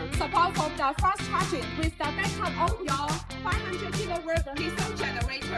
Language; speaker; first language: English; non-native, learner; Chinese